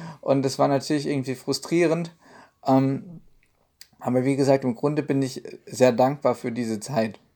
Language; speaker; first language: German; native; German